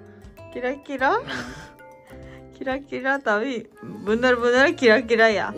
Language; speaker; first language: Indonesian; non-native, learner; Japanese